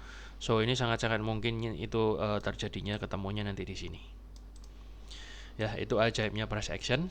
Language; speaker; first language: Indonesian; native; Indonesian